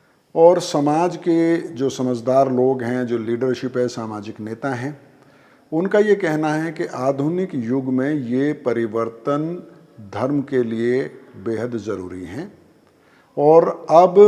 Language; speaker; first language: Hindi; native; Hindi